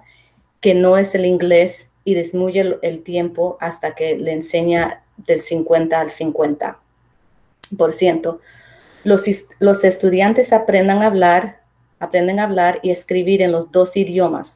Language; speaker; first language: Spanish; early bilingual, heritage; Spanish